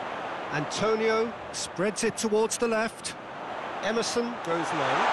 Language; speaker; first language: English; native; English